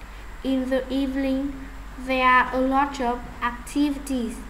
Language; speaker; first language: English; non-native, learner; Vietnamese